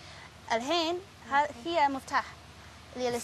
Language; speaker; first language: Arabic; non-native, learner; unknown